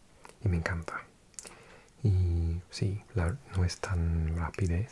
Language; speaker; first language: Spanish; non-native, fluent; English